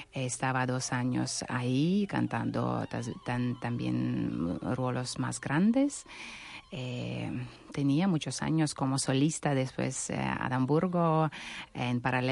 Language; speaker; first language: Spanish; non-native, learner; Russian